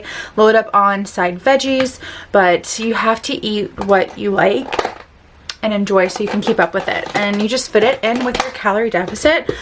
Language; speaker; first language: English; native; English